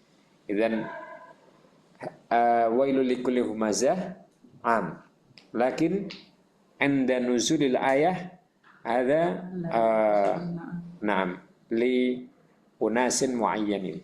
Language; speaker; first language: Arabic; non-native, fluent; Indonesian